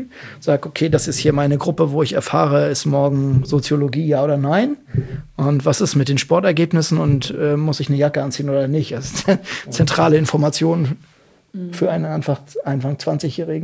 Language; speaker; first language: German; native; German